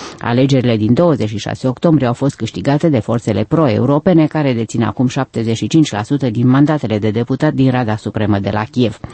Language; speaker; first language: Romanian; native; Romanian